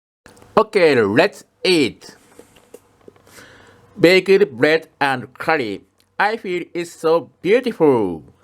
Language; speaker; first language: English; non-native, learner; Japanese